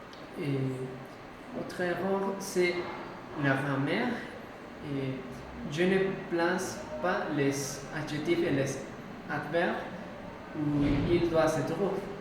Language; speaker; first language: French; non-native, learner; Spanish